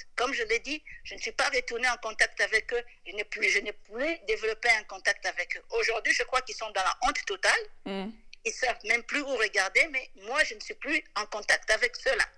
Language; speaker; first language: French; non-native, local second language; Lingala